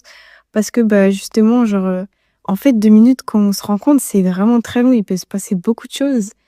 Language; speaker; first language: French; native; French